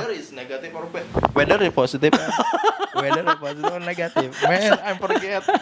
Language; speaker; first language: English; non-native, learner; Indonesian